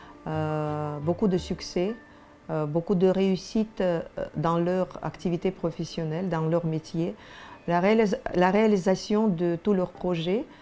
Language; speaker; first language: French; non-native, fluent; Russian